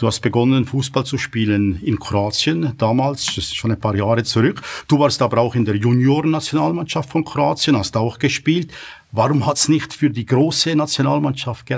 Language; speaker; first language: German; native; German